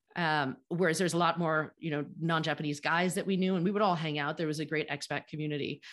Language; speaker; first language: English; native; English